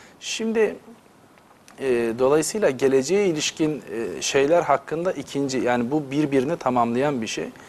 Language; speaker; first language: Turkish; native; Turkish